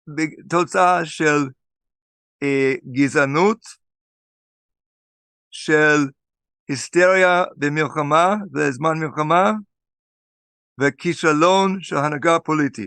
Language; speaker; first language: Hebrew; non-native, fluent; English